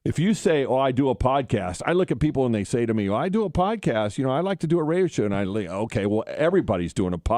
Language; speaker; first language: English; native; English